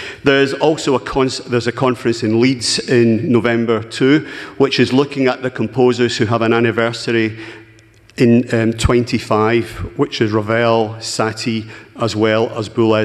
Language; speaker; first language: English; native; English